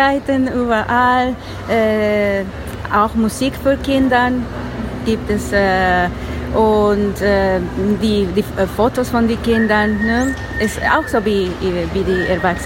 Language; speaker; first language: German; non-native, learner; Spanish